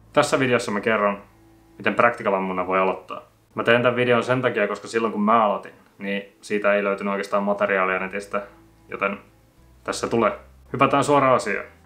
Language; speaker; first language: Finnish; native; Finnish